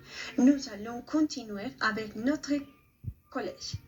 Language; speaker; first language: French; non-native, learner; Spanish